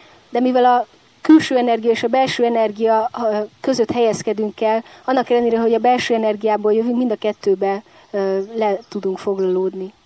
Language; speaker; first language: Hungarian; native; Hungarian